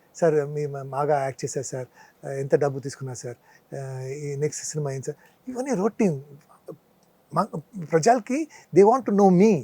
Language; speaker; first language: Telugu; non-native, local second language; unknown